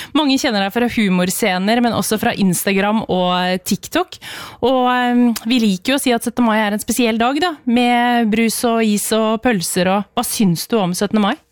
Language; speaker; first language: Norwegian; native; Norwegian